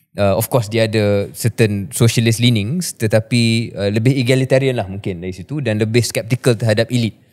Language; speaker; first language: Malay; native; Malay